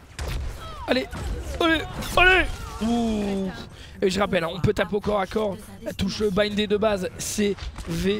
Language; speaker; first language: French; native; French